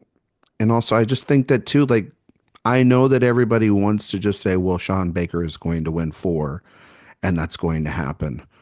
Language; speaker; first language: English; native; English